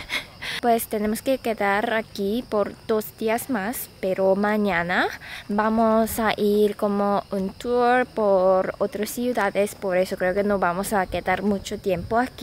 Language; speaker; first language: Spanish; non-native, fluent; Korean